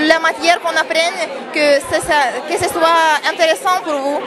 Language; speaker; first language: French; non-native, fluent; Lithuanian